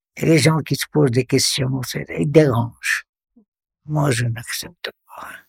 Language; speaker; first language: French; non-native, local second language; Arabic